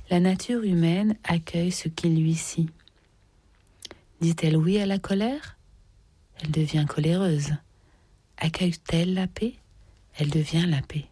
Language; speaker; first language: French; native; French